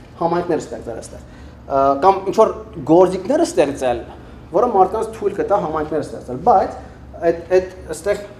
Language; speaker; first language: Armenian; early bilingual, heritage; Armenian